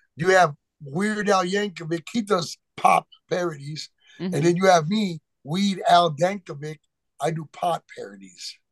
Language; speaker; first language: English; native; English